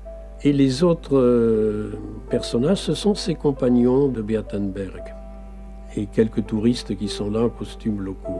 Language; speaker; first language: French; native; French